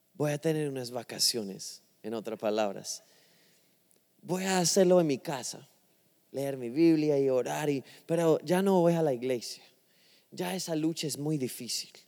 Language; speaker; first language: Spanish; non-native, fluent; English